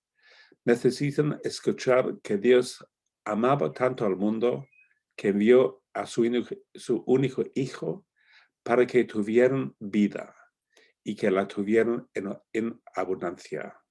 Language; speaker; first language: Spanish; non-native, fluent; English